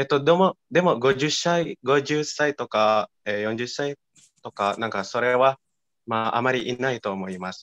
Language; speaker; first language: Japanese; non-native, fluent; Indonesian